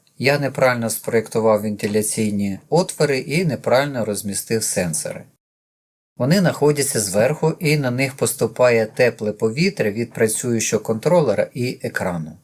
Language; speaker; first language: Ukrainian; non-native, local second language; Russian